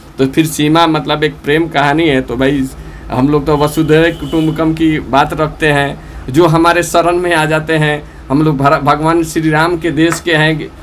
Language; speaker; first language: Hindi; native; Hindi